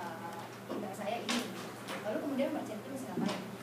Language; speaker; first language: Indonesian; native; Indonesian